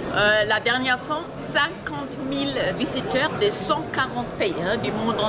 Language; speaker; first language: French; non-native, fluent; German